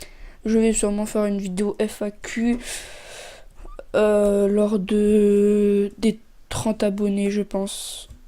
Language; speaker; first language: French; native; French